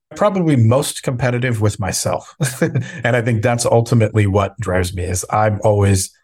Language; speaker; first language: English; native; English